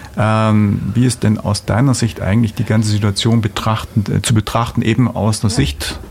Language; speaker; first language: German; native; German